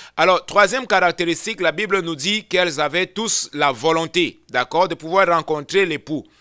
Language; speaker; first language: French; non-native, local second language; Lingala